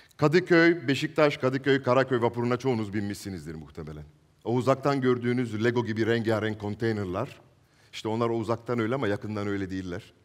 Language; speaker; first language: Turkish; non-native, local second language; Italian